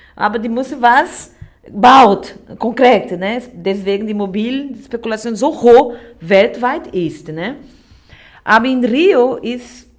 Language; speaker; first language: German; non-native, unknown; Portuguese